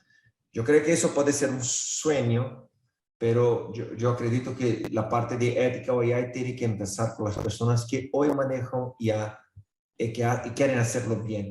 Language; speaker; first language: Spanish; non-native, fluent; Portuguese